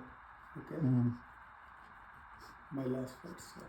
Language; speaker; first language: English; non-native, learner; Urdu